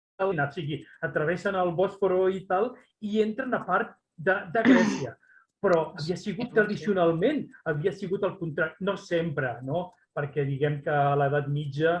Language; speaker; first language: Catalan; non-native, local second language; Spanish